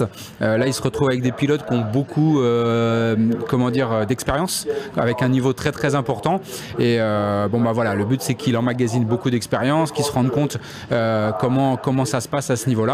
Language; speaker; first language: French; native; French